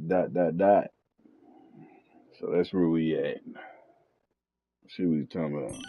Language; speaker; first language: English; native; English